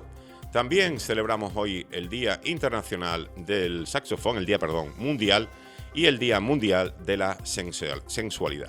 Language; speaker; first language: Spanish; native; Spanish